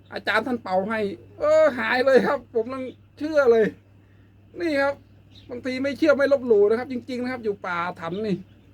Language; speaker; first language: Thai; non-native, local second language; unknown